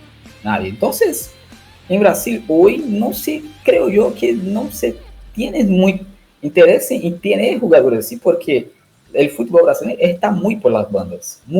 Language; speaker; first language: Spanish; non-native, learner; Portuguese